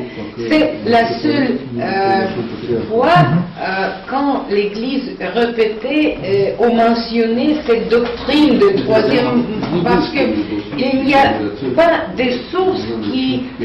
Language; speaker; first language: French; non-native, learner; Russian